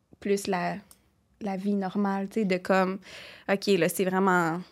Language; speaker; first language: French; native; French